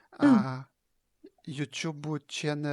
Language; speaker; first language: Japanese; non-native, learner; Ukrainian